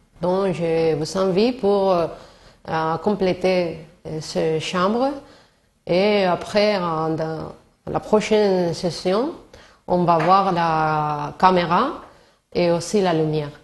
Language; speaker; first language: French; non-native, learner; Spanish